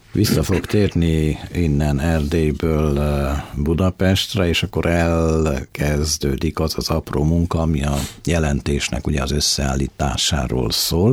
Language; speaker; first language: Hungarian; native; Hungarian